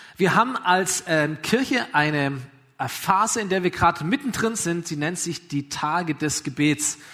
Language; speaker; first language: German; native; German